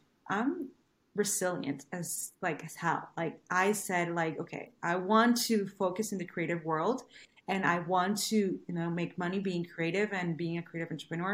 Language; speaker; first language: English; non-native, fluent; Spanish